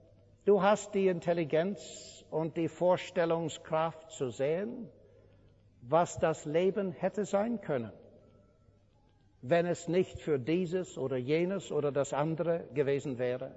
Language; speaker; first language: German; non-native, fluent; English